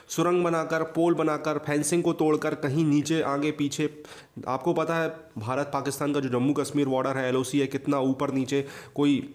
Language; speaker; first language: Hindi; native; Hindi